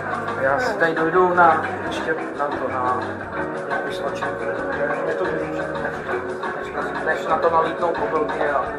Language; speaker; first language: Czech; native; Czech